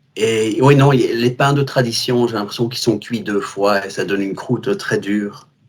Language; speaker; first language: French; native; French